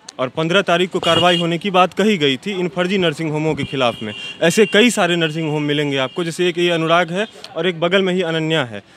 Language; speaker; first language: Hindi; native; Hindi